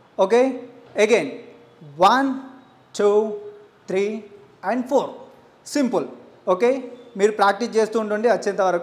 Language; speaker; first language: Telugu; native; Telugu